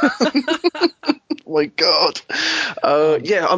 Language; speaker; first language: English; native; English